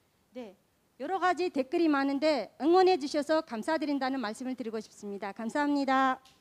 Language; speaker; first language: Korean; non-native, fluent; Kazakh